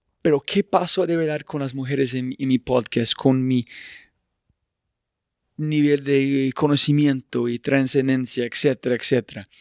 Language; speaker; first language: Spanish; non-native, fluent; English